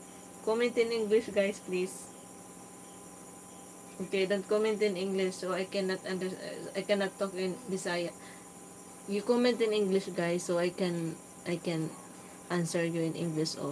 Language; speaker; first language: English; non-native, learner; Cebuano